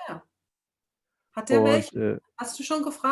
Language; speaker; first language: German; non-native, fluent; English